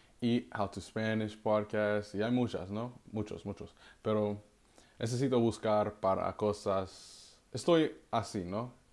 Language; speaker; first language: Spanish; non-native, learner; English